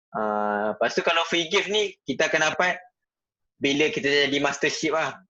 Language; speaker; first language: Malay; native; Malay